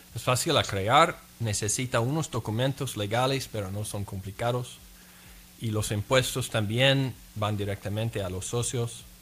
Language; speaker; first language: Spanish; non-native, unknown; English